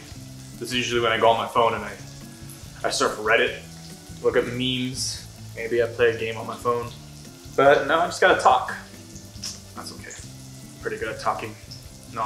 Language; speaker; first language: English; native; English